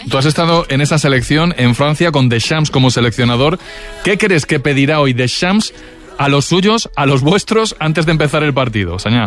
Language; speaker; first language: Spanish; native; Spanish